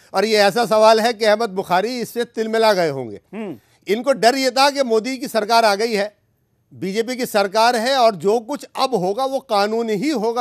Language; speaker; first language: Hindi; native; Hindi